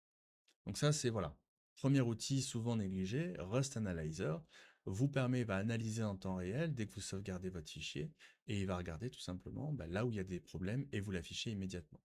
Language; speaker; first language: French; native; French